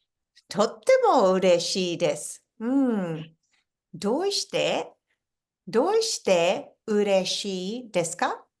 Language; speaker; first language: Japanese; non-native, fluent; English